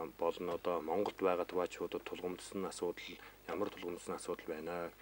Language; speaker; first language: Mongolian; non-native, local second language; Tuvinian